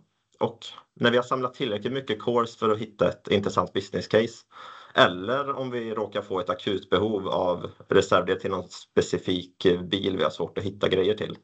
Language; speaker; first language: Swedish; native; Swedish